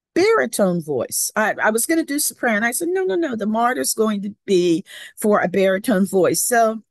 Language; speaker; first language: English; native; English